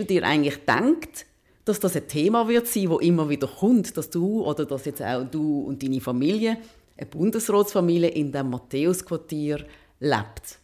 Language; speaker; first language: German; native; German